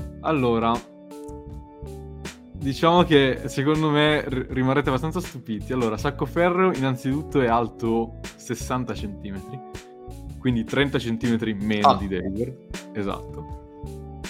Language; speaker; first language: Italian; native; Italian